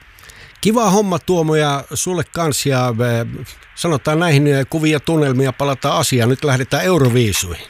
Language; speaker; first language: Finnish; native; Finnish